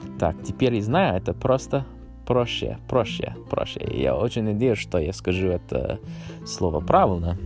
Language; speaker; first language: Russian; non-native, learner; English